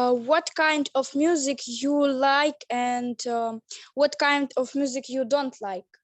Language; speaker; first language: English; non-native, learner; Ukrainian